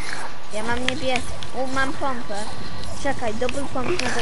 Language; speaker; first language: Polish; early bilingual, heritage; Polish